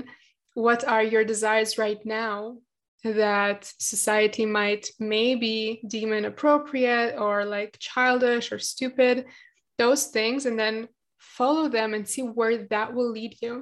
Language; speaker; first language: English; non-native, fluent; German